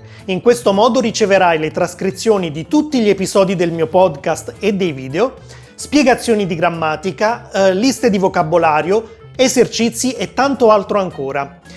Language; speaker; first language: Italian; native; Italian